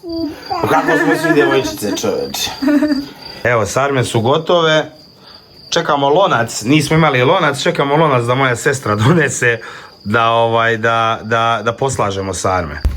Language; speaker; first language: Croatian; native; Croatian